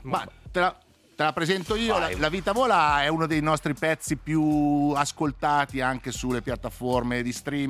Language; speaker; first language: Italian; native; Italian